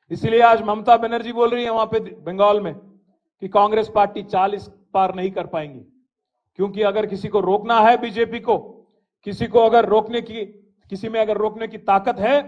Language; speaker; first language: Hindi; non-native, local second language; Telugu